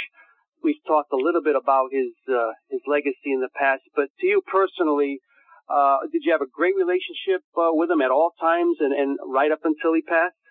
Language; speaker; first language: English; native; English